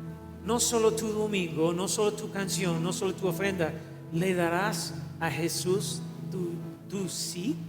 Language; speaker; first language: Spanish; non-native, fluent; English